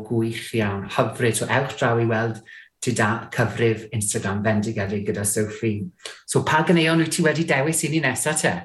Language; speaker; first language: Welsh; native; Welsh